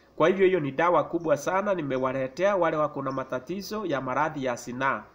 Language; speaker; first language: Swahili; non-native, local second language; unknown